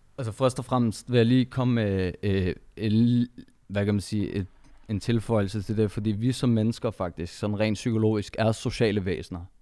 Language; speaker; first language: Danish; early bilingual, other home language; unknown